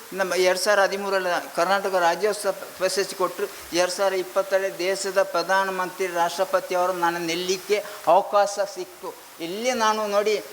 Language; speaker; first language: Kannada; non-native, local second language; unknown